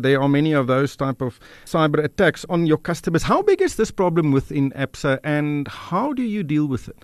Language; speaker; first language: English; non-native, local second language; Afrikaans